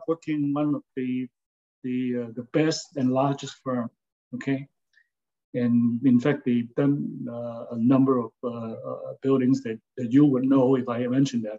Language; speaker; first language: English; non-native, local second language; Cantonese